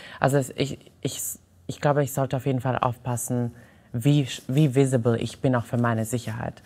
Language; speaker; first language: German; non-native, fluent; Serbian